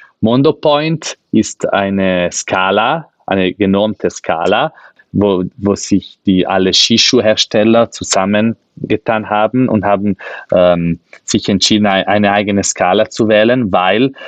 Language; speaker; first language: German; non-native, local second language; Ladin